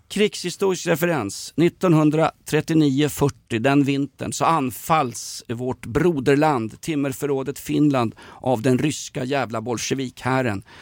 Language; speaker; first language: Swedish; native; Swedish